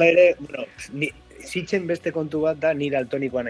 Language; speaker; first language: Basque; native; Basque